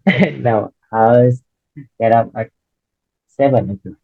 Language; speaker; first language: English; non-native, learner; Vietnamese